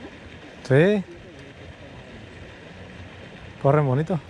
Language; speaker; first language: Spanish; native; Spanish